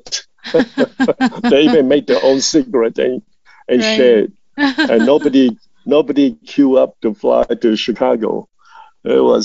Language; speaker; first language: English; non-native, local second language; Cantonese